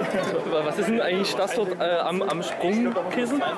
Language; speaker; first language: German; native; German